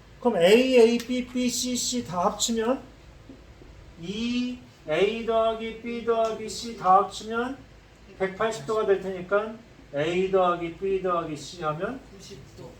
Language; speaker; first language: Korean; native; Korean